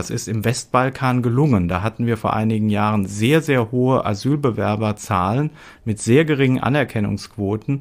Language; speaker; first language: German; native; German